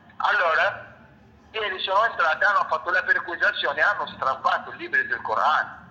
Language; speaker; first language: Italian; non-native, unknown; Arabic